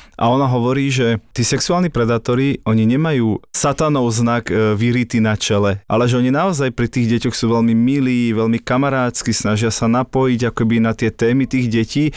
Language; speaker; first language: Slovak; native; Slovak